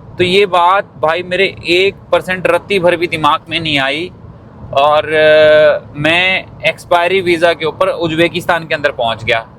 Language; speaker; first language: Hindi; native; Hindi